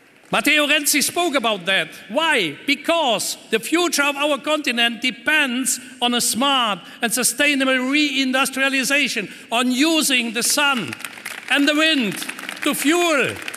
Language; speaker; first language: English; non-native, fluent; German